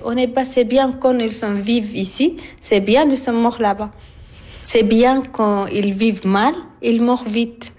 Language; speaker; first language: French; non-native, learner; Arabic